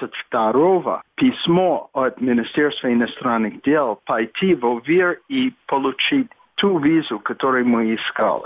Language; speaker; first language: Russian; non-native, fluent; English